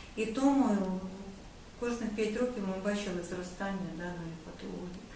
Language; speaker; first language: Ukrainian; native; Ukrainian